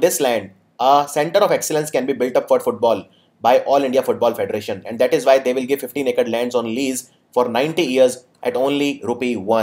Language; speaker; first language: English; non-native, local second language; Hindi